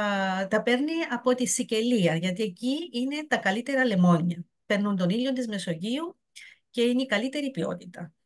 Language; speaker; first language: Greek; native; Greek